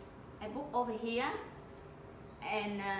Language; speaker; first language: English; non-native, learner; Vietnamese